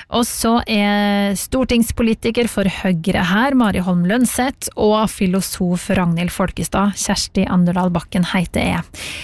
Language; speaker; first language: Norwegian; native; Norwegian